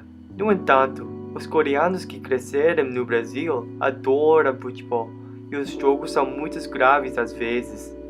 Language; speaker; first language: Portuguese; non-native, learner; English